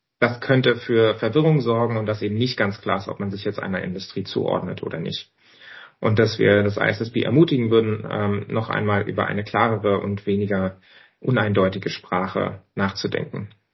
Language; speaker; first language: German; native; German